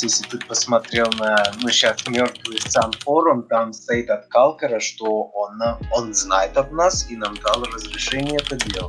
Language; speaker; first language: Russian; early bilingual, heritage; Russian